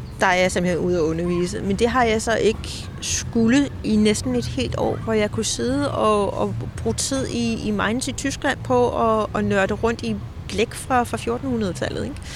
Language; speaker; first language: Danish; native; Danish